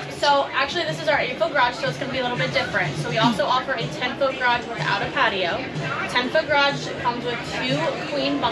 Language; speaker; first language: English; native; English